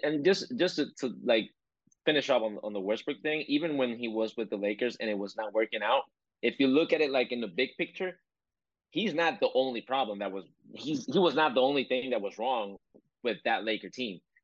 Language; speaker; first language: English; non-native, local second language; Spanish